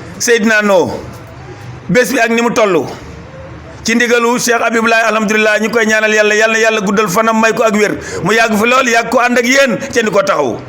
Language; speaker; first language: Wolof; native; Wolof